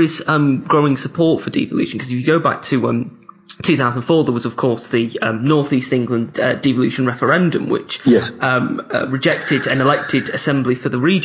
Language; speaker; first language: English; native; English